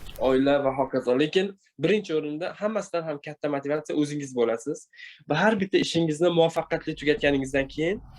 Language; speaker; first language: Uzbek; non-native, local second language; Tajik